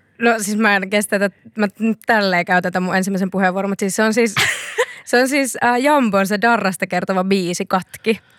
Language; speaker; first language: Finnish; native; Finnish